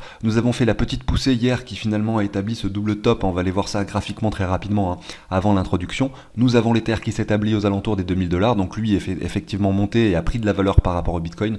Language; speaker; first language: French; native; French